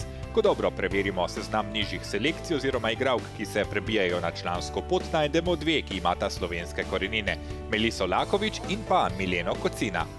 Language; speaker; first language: Slovenian; native; Slovenian